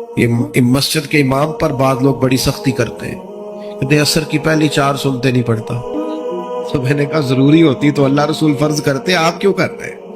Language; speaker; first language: Urdu; non-native, local second language; Punjabi